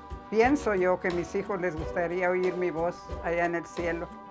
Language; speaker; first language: Spanish; native; Spanish